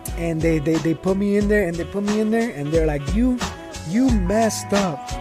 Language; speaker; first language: English; early bilingual, other home language; Spanish